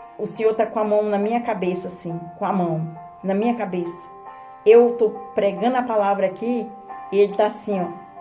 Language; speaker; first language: Portuguese; native; Portuguese